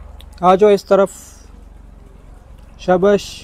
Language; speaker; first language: Hindi; non-native, fluent; Pashto